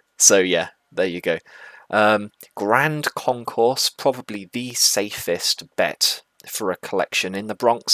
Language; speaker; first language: English; native; English